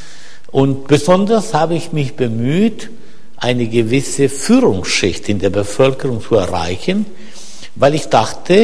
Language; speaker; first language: German; non-native, fluent; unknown